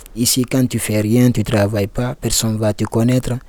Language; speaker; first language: French; non-native, local second language; Fula